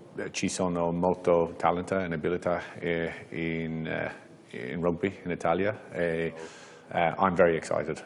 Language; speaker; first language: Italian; non-native, learner; English